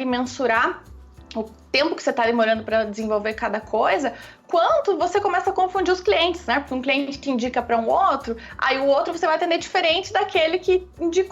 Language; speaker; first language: Portuguese; native; Portuguese